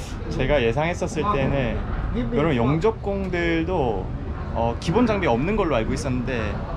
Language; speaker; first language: Korean; native; Korean